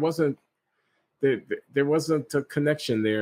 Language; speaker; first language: English; native; English